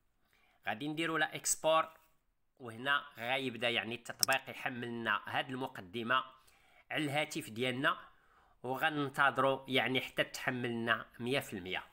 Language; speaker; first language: Arabic; native; Arabic